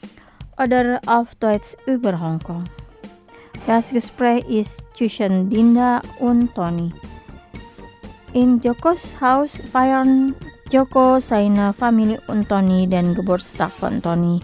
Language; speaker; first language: German; non-native, fluent; Indonesian